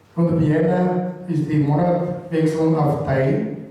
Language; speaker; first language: German; non-native, learner; Tamil